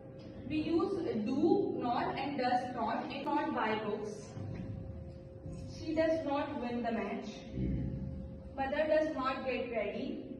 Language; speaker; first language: English; non-native, learner; Urdu